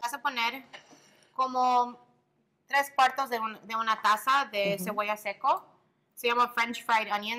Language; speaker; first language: Spanish; early bilingual, heritage; Spanish